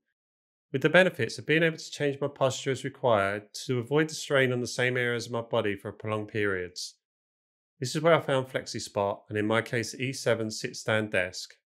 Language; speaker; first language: English; native; English